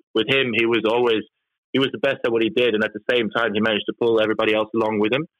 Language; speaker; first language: English; non-native, fluent; Norwegian